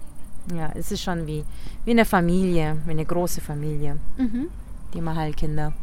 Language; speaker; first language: German; early bilingual, other home language; Filipino